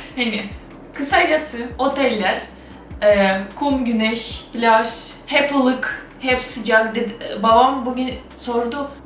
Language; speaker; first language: Turkish; non-native, fluent; Ukrainian